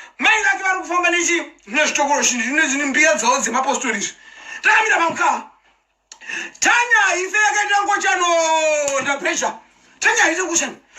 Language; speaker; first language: Shona; native; Shona